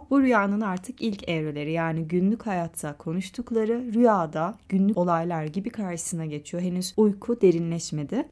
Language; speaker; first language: Turkish; native; Turkish